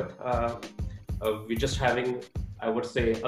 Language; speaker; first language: English; non-native, local second language; Urdu